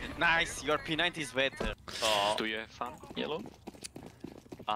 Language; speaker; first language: English; non-native, learner; Portuguese